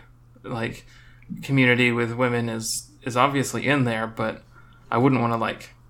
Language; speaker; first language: English; native; English